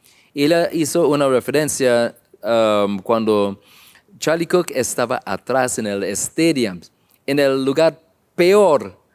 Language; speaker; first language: Spanish; non-native, learner; English